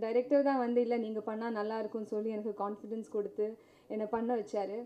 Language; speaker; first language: Tamil; non-native, fluent; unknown